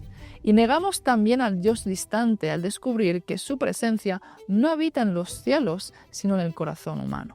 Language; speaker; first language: Spanish; native; Spanish